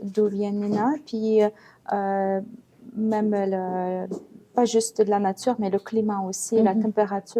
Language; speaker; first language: French; non-native, fluent; Ukrainian